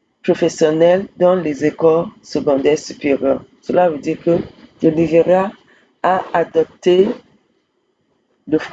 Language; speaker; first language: French; non-native, fluent; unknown